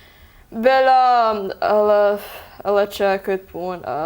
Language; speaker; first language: Albanian; early bilingual, heritage; Albanian